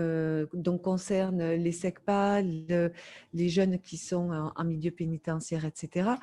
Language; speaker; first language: French; native; French